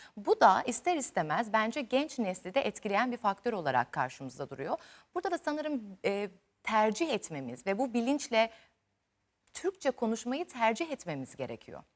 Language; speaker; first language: Turkish; native; Turkish